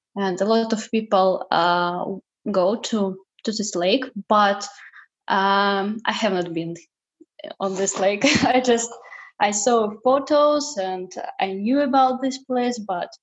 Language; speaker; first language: English; non-native, learner; Russian